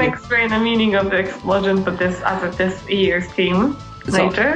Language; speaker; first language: English; non-native, fluent; Japanese